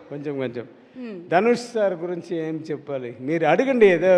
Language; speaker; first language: Telugu; non-native, learner; Tamil